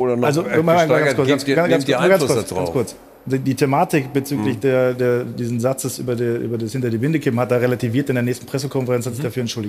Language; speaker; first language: German; native; German